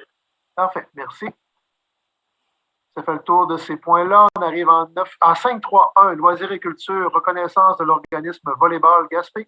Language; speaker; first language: French; native; French